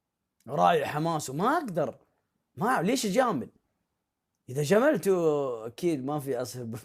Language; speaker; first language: Arabic; native; Arabic